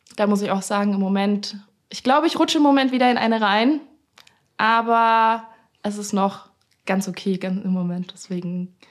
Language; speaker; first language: German; native; German